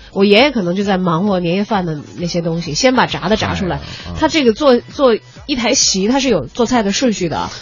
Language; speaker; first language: Chinese; native; Chinese